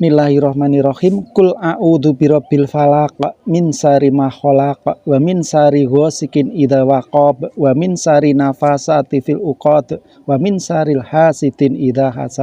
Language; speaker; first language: Indonesian; native; Indonesian